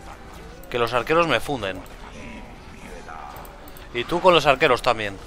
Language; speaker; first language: Spanish; native; Spanish